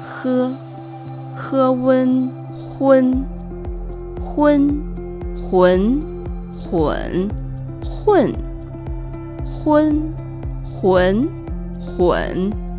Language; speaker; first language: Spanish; non-native, fluent; Chinese